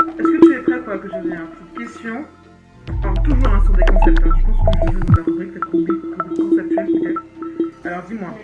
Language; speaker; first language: French; native; French